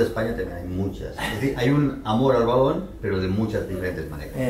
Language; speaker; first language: Spanish; native; Spanish